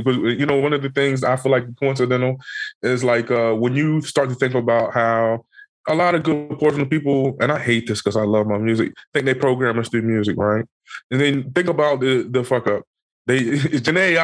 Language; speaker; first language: English; native; English